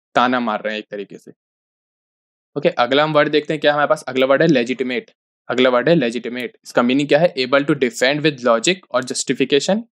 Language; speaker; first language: Hindi; native; Hindi